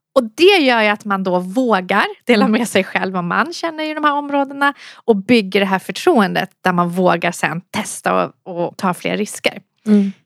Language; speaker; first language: Swedish; native; Swedish